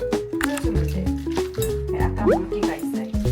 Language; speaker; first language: Korean; native; Korean